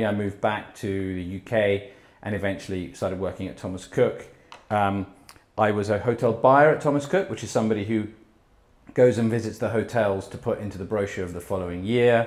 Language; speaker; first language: English; early bilingual, heritage; English